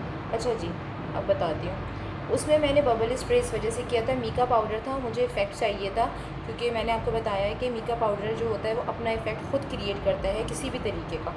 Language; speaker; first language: Hindi; native; Hindi